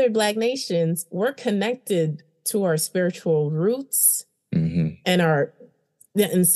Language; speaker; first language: English; early bilingual, other home language; Haitian Creole